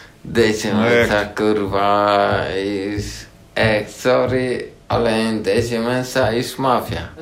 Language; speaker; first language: Dutch; non-native, learner; Polish